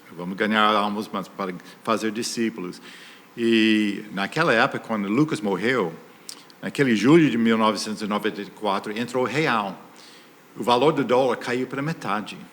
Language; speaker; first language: Portuguese; non-native, fluent; English